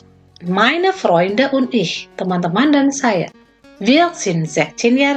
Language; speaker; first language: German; non-native, learner; Indonesian